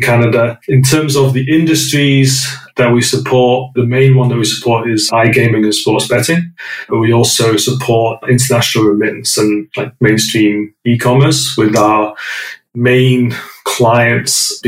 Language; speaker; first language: English; native; English